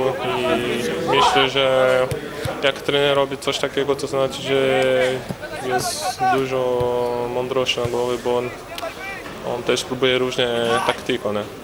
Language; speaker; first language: Polish; non-native, learner; Portuguese